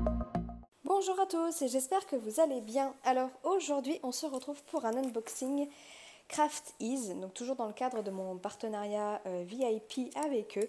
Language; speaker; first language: French; native; French